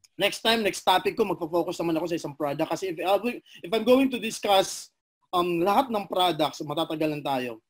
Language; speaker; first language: Filipino; non-native, local second language; Cebuano